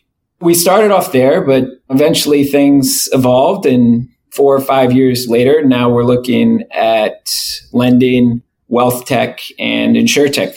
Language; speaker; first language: English; native; English